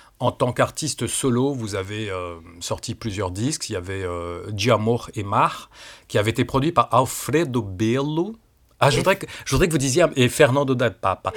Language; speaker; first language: French; native; French